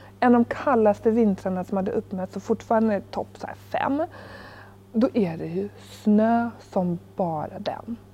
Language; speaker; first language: Swedish; early bilingual, other home language; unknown